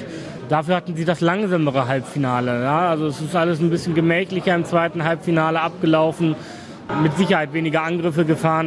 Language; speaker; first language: German; native; German